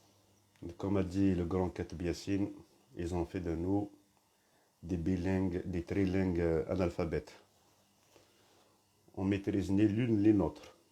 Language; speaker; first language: French; non-native, local second language; Kabyle